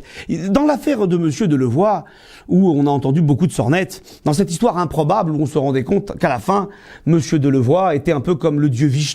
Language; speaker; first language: French; native; French